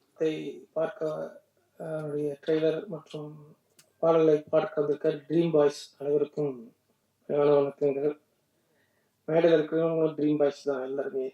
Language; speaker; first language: Tamil; native; Tamil